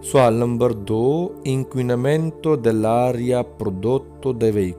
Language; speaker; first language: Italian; non-native, fluent; Punjabi